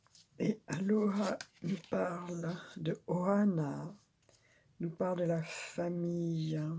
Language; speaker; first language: French; native; French